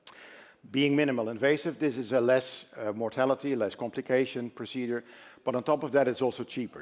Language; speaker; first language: English; non-native, fluent; Dutch